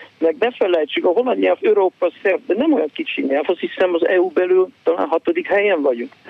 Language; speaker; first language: Hungarian; non-native, fluent; Dutch